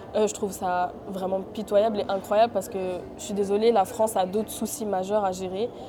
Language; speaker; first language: French; native; French